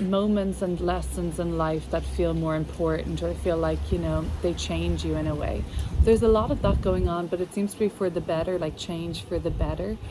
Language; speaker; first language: English; native; English